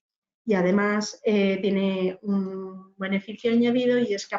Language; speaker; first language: Spanish; native; Spanish